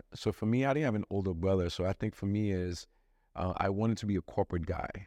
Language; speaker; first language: English; non-native, fluent; Haitian Creole